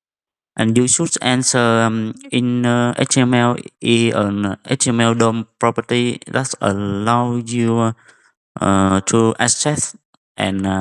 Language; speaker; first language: English; non-native, fluent; Vietnamese